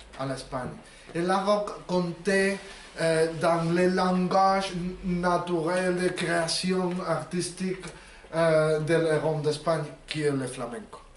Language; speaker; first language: French; non-native, learner; Spanish